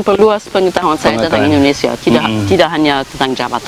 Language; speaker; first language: Indonesian; non-native, fluent; German